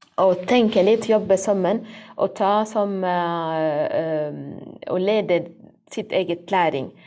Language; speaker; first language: Norwegian; non-native, learner; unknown